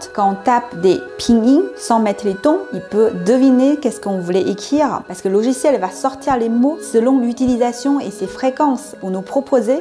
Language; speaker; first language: French; non-native, learner; Chinese